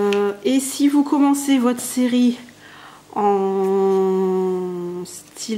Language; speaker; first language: French; native; French